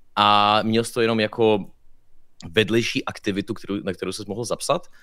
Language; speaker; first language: Czech; early bilingual, other home language; Russian